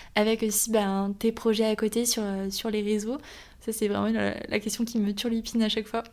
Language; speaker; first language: French; native; French